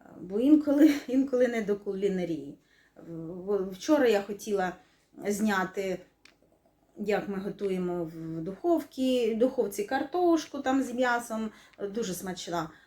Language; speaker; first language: Ukrainian; non-native, local second language; Russian